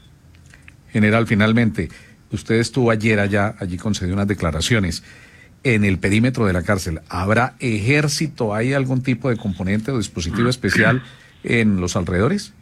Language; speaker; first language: Spanish; native; Spanish